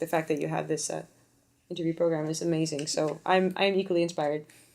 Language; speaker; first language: English; native; English